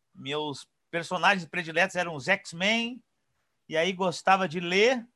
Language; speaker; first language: Portuguese; native; Portuguese